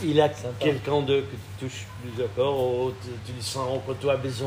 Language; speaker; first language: French; non-native, fluent; Portuguese